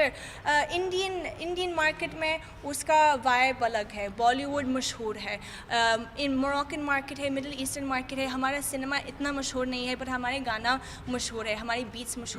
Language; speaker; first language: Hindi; non-native, fluent; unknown